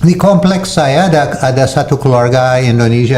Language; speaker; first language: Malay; non-native, fluent; English